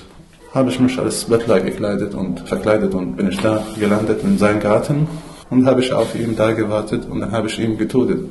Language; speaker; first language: German; non-native, fluent; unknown